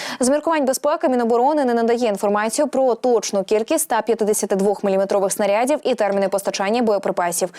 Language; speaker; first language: Ukrainian; native; Ukrainian